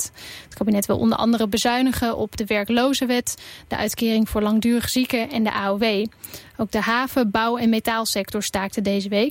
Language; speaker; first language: Dutch; native; Dutch